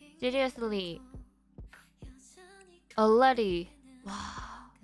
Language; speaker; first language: English; non-native, learner; Korean